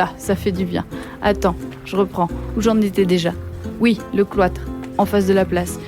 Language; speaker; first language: French; native; French